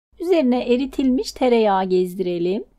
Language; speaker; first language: Turkish; native; Turkish